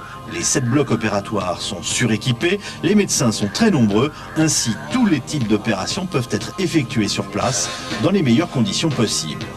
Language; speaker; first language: French; native; French